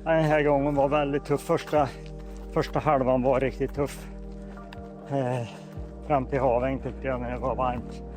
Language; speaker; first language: Swedish; native; Swedish